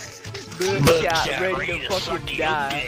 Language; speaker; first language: English; native; English